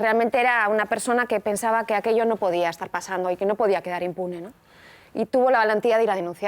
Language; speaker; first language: Spanish; native; Spanish